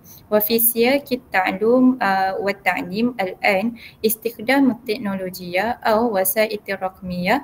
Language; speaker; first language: Arabic; non-native, learner; Malay